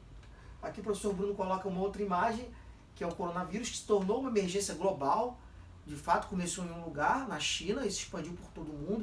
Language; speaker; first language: Portuguese; native; Portuguese